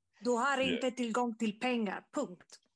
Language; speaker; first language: Swedish; non-native, fluent; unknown